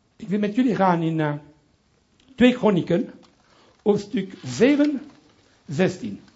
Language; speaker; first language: Dutch; non-native, fluent; French